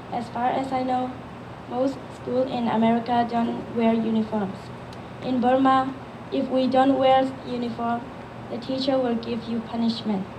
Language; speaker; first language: English; early bilingual, other home language; Burmese